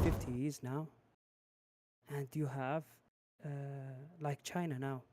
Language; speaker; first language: English; non-native, learner; Arabic